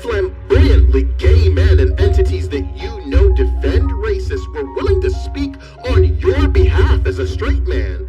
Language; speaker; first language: English; native; English